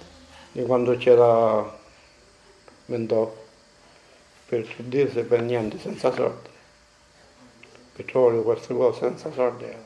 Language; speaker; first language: Italian; non-native, learner; Maltese